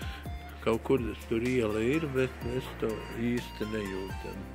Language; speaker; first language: Latvian; native; Latvian